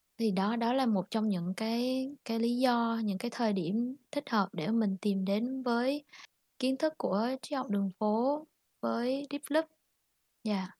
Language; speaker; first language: Vietnamese; native; Vietnamese